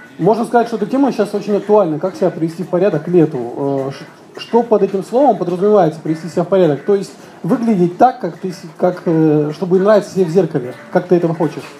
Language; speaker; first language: Russian; native; Russian